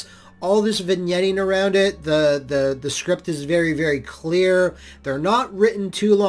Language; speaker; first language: English; native; English